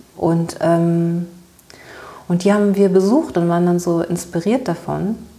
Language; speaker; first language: German; native; German